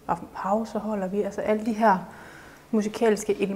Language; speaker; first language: Danish; native; Danish